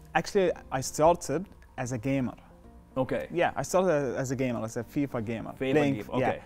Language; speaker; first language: English; non-native, fluent; Arabic